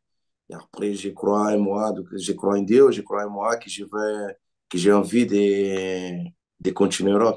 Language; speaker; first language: French; non-native, learner; Portuguese